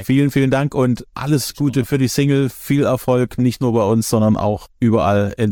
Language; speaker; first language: German; native; German